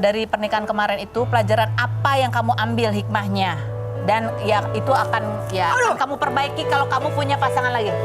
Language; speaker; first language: Indonesian; native; Indonesian